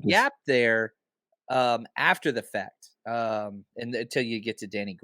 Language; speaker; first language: English; native; English